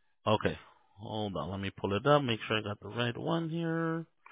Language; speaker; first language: English; early bilingual, other home language; Spanish